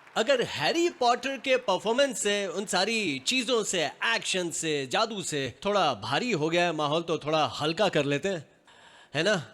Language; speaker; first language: Hindi; non-native, local second language; Gujarati